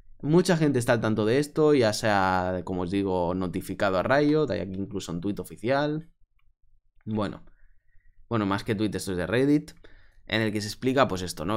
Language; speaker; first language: Spanish; native; Spanish